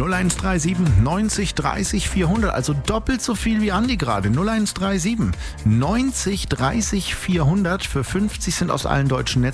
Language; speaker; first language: German; native; German